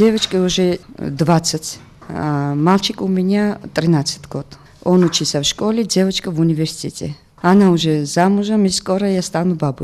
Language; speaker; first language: Russian; non-native, local second language; Georgian